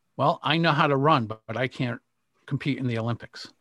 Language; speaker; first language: English; native; English